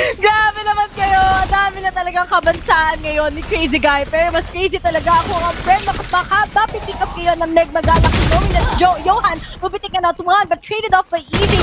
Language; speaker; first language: Filipino; native; Filipino